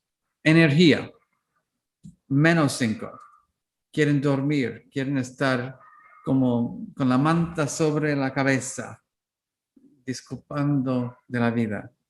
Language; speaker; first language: Spanish; non-native, learner; English